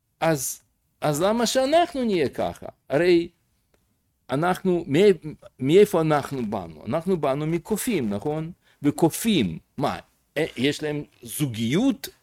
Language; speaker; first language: Hebrew; native; Hebrew